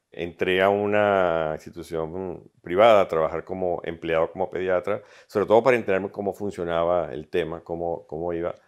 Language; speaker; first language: Spanish; native; Spanish